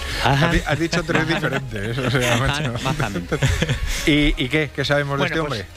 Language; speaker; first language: Spanish; native; Spanish